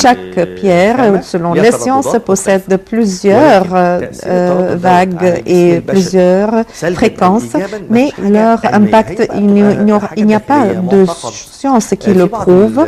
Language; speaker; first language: French; non-native, fluent; Arabic